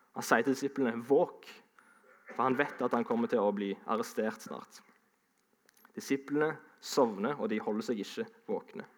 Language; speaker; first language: Norwegian; native; Norwegian